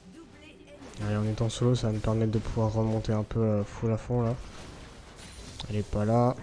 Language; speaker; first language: French; native; French